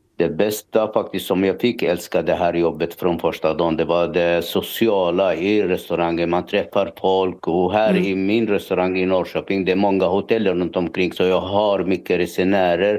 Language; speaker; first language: Swedish; non-native, fluent; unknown